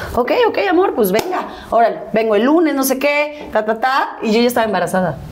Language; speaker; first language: Spanish; early bilingual, other home language; Catalan